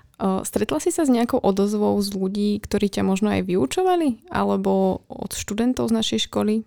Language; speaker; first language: Slovak; native; Slovak